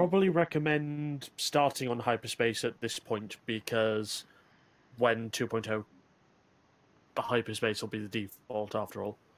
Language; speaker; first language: English; native; English